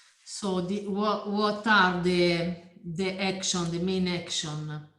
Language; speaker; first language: English; non-native, learner; Italian